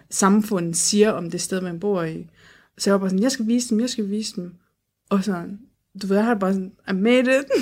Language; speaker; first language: Danish; early bilingual, other home language; Turkish